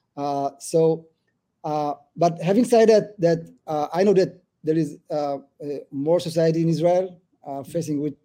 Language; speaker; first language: English; early bilingual, other home language; Amharic